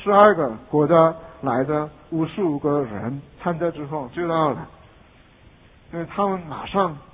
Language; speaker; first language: Chinese; non-native, fluent; Korean